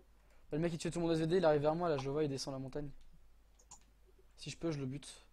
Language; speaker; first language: French; native; French